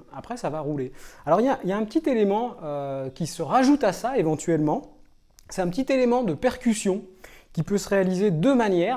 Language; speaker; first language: French; native; French